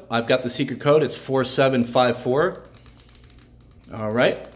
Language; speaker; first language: English; native; English